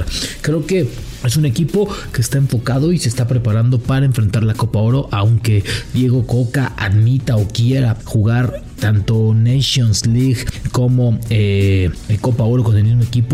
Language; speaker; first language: Spanish; native; Spanish